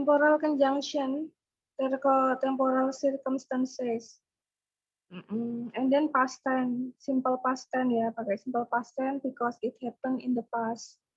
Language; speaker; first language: English; non-native, fluent; Indonesian